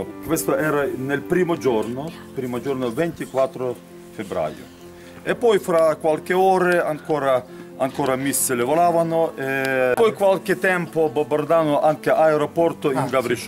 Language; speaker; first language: Italian; non-native, learner; Ukrainian